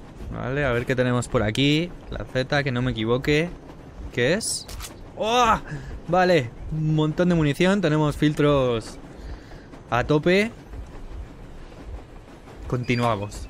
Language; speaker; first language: Spanish; native; Spanish